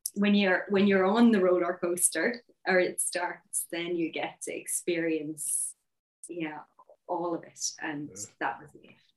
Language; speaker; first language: English; native; English